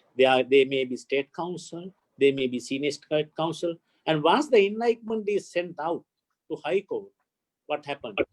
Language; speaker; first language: English; non-native, local second language; Sinhala